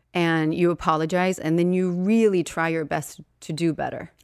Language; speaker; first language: English; non-native, fluent; Swedish